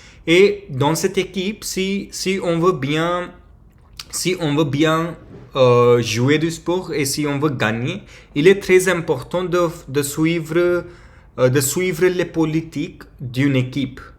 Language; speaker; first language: French; non-native, learner; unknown